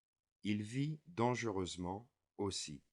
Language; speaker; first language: French; non-native, fluent; English